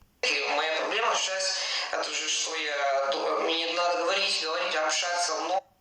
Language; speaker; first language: Russian; non-native, fluent; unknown